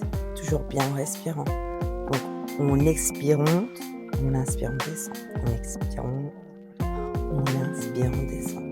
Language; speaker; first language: French; native; French